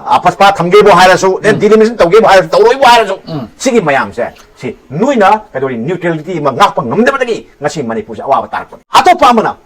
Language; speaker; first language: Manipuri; native; Manipuri